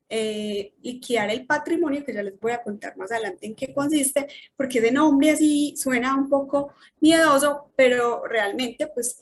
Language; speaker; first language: Spanish; native; Spanish